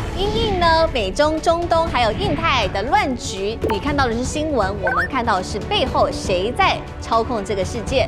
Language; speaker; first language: Chinese; native; Chinese